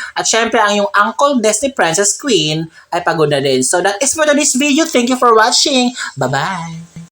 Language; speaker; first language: Filipino; non-native, local second language; Cebuano